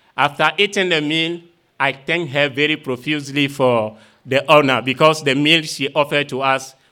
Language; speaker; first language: English; non-native, fluent; Ewe